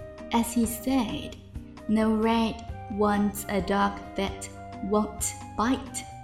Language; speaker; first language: English; non-native, fluent; Chinese